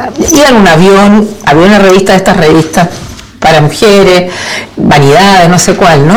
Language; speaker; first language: Spanish; native; Spanish